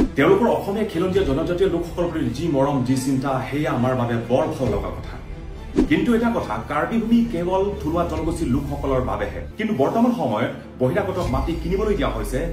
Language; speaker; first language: Assamese; non-native, local second language; Karbi